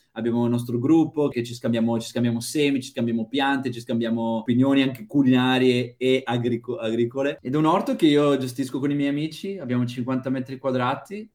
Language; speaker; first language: Italian; native; Italian